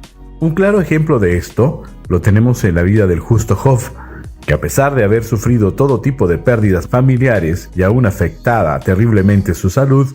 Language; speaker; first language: Spanish; native; Spanish